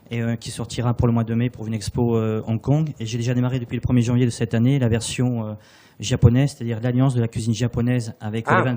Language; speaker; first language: French; native; French